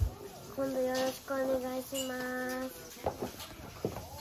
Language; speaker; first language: Japanese; early bilingual, other home language; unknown